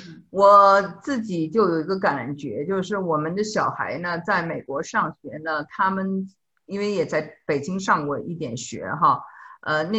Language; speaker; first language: Chinese; native; Chinese